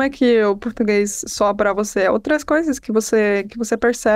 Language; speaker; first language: Portuguese; non-native, fluent; English